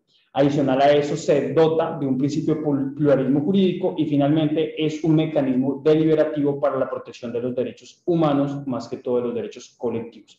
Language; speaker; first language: Spanish; native; Spanish